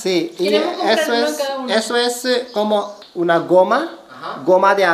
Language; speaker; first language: Spanish; non-native, learner; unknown